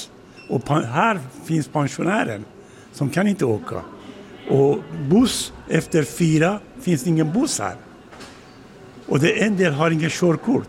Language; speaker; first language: Swedish; non-native, learner; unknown